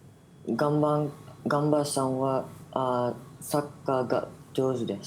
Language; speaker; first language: Japanese; non-native, learner; Malay